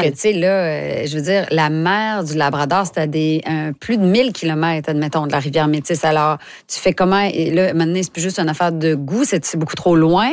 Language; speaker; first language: French; native; French